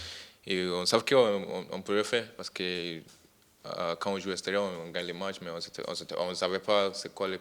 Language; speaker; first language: French; non-native, fluent; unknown